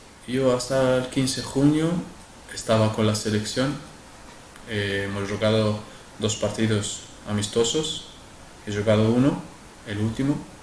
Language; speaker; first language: Spanish; non-native, fluent; Arabic